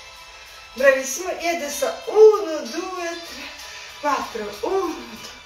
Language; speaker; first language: Italian; non-native, learner; Russian